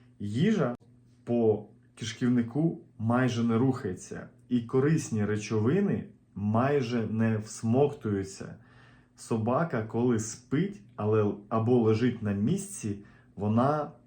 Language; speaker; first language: Ukrainian; native; Ukrainian